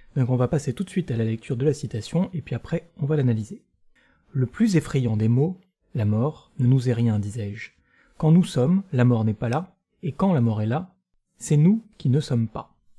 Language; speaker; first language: French; native; French